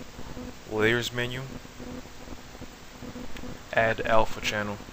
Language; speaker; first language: English; native; English